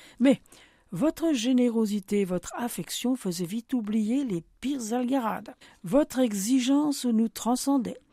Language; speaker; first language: French; native; French